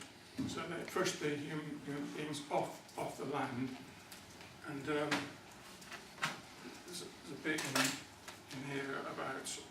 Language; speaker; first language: English; native; English